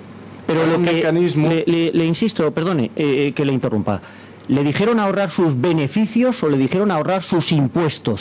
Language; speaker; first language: Spanish; native; Spanish